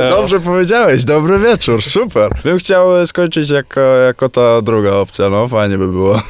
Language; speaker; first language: Polish; early bilingual, heritage; Polish